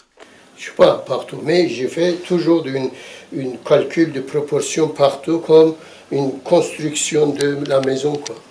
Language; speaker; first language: French; non-native, fluent; Turkish